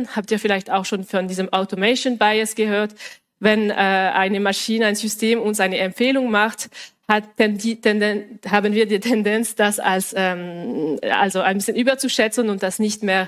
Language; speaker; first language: German; non-native, local second language; French